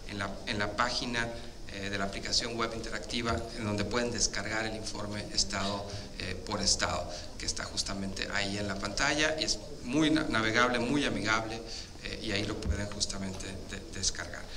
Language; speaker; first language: Spanish; native; Spanish